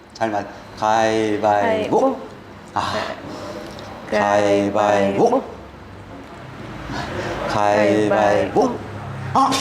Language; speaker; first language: Vietnamese; non-native, learner; Korean